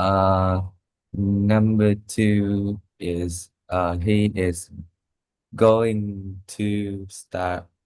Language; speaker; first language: English; non-native, learner; Vietnamese